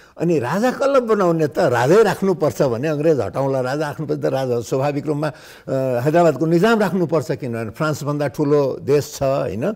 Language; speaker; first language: Nepali; non-native, local second language; Maithili